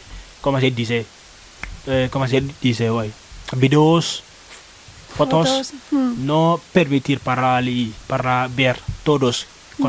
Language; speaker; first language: Spanish; non-native, learner; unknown